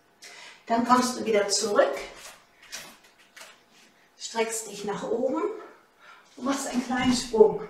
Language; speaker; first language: German; native; German